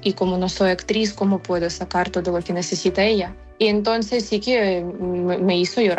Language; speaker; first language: Spanish; non-native, fluent; Ukrainian